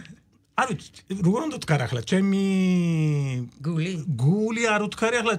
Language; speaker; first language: Georgian; non-native, learner; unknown